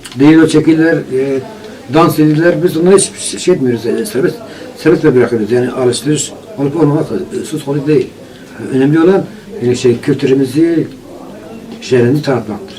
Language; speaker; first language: Turkish; non-native, local second language; Kurdish